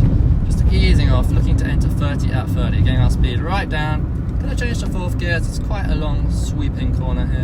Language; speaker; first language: English; native; English